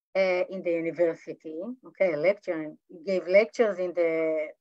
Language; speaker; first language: English; non-native, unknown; Hebrew